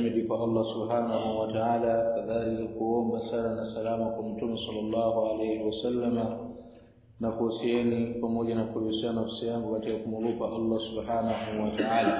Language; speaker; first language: Arabic; non-native, fluent; Swahili